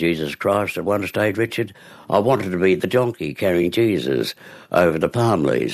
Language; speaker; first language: English; native; English